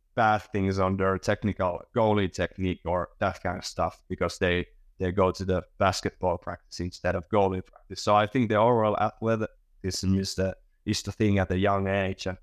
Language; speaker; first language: English; non-native, fluent; Finnish